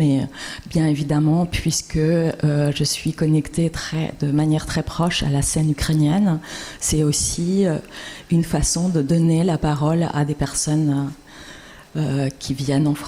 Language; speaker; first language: French; non-native, fluent; Russian